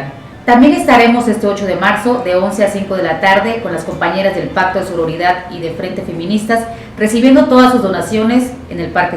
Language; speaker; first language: Spanish; native; Spanish